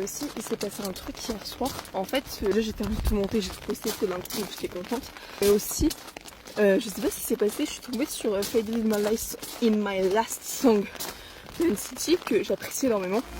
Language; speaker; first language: French; native; French